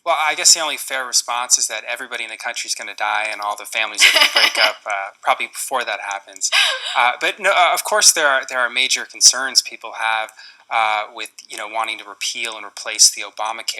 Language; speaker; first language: English; native; English